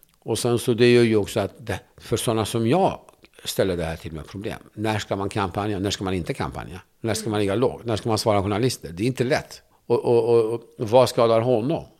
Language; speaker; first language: Swedish; non-native, fluent; Kurdish